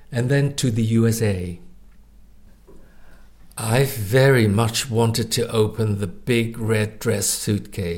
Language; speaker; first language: English; non-native, local second language; Cantonese